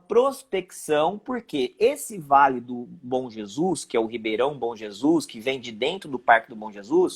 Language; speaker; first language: Portuguese; native; Portuguese